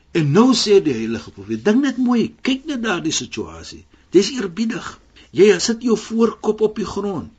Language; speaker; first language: Afrikaans; non-native, fluent; Arabic